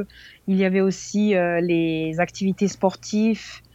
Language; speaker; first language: French; non-native, fluent; Serbian